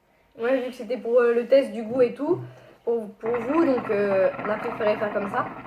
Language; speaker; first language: French; native; French